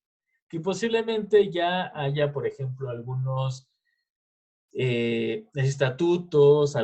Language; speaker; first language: Spanish; native; Spanish